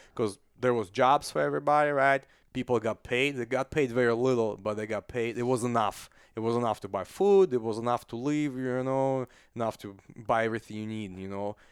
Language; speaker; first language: English; non-native, fluent; Russian